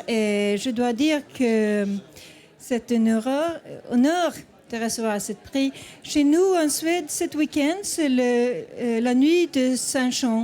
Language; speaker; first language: French; non-native, fluent; Swedish